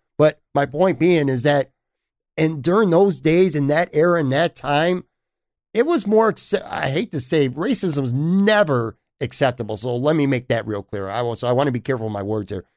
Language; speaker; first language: English; native; English